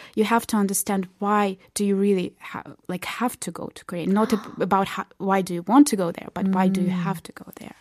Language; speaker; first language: English; non-native, fluent; Belarusian